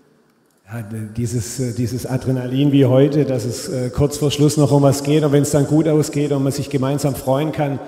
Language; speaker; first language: German; native; German